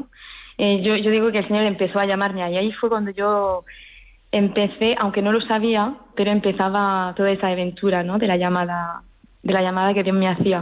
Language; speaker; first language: Spanish; early bilingual, heritage; French